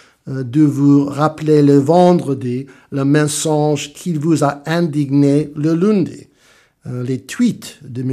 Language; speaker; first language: French; non-native, fluent; English